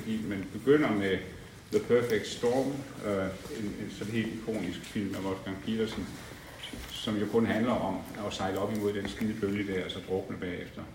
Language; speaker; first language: Danish; native; Danish